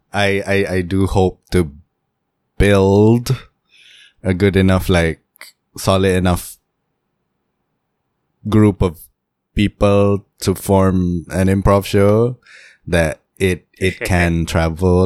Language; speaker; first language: English; non-native, local second language; Malay